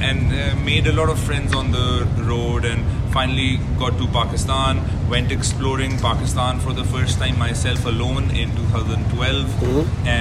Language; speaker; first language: English; non-native, local second language; Urdu